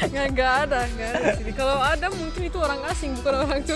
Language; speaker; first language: Indonesian; non-native, fluent; Turkish